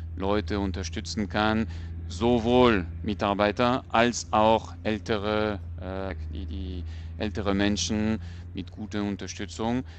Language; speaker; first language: German; non-native, fluent; French